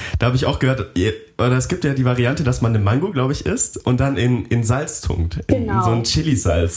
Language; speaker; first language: German; native; German